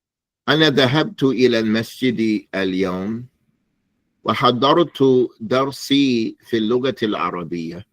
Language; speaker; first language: Arabic; non-native, fluent; English